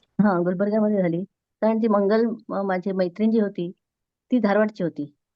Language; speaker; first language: Marathi; non-native, local second language; Konkani